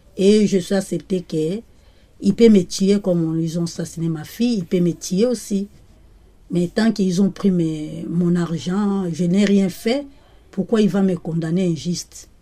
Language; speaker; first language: French; non-native, local second language; Lingala